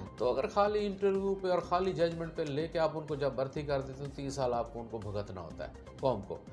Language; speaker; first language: Urdu; non-native, local second language; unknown